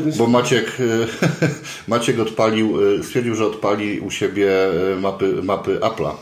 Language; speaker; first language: Polish; native; Polish